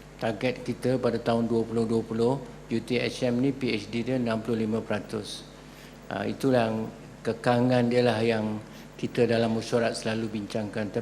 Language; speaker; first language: Malay; native; Malay